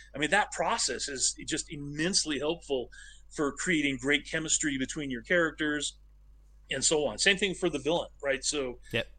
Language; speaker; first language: English; native; English